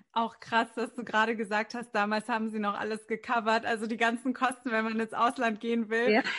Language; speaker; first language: German; native; German